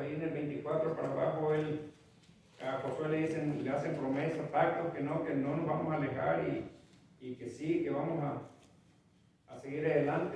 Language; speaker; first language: Spanish; native; Spanish